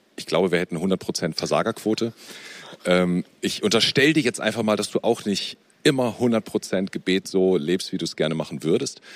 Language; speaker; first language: German; native; German